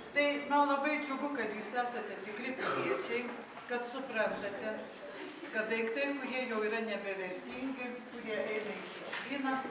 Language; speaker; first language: Lithuanian; native; Lithuanian